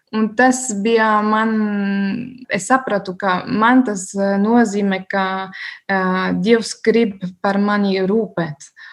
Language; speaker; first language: Latvian; non-native, learner; German